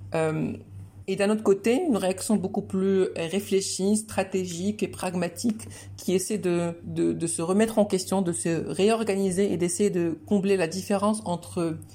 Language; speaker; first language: French; non-native, local second language; Arabic